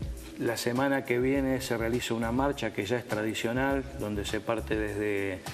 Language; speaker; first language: Spanish; native; Spanish